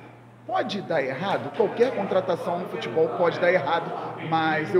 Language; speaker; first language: Portuguese; native; Portuguese